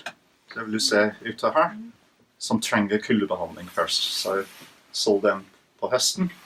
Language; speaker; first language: Norwegian; non-native, fluent; English